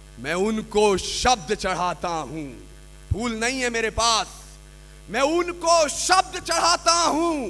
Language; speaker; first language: Hindi; native; Hindi